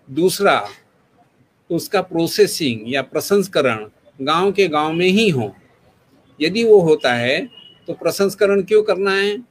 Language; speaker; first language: Hindi; non-native, local second language; Gujarati